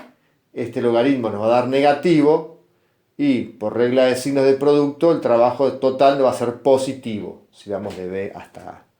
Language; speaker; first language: Spanish; native; Spanish